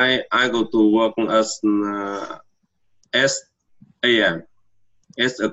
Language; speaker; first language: English; non-native, learner; Vietnamese